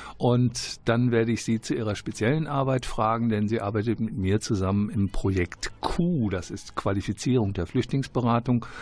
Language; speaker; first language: German; native; German